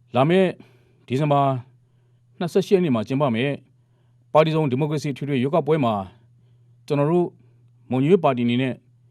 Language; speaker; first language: Burmese; non-native, local second language; Mon